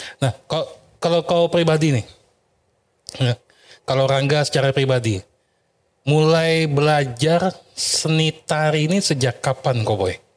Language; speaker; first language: Indonesian; native; Indonesian